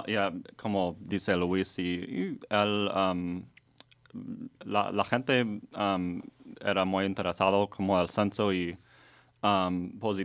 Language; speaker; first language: Spanish; non-native, learner; English